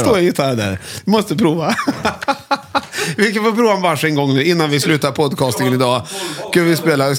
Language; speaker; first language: Swedish; native; Swedish